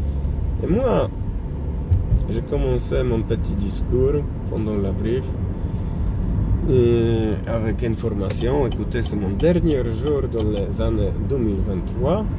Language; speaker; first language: French; non-native, learner; Polish